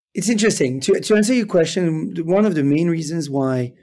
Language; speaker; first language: English; non-native, fluent; French